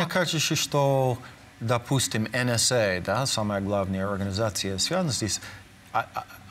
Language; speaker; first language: Russian; non-native, fluent; English